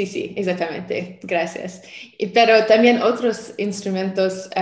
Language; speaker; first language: Spanish; non-native, learner; French